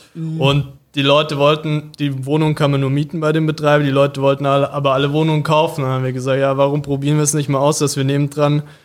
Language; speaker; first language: German; native; German